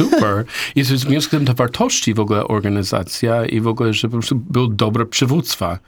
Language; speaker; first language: Polish; non-native, learner; English